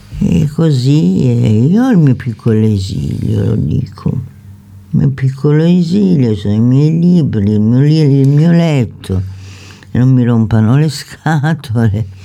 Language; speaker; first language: Italian; native; Italian